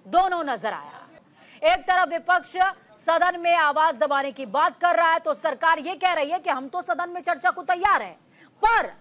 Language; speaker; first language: Hindi; native; Hindi